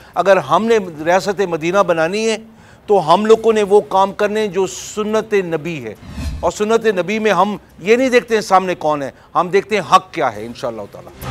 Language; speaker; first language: Urdu; non-native, local second language; Punjabi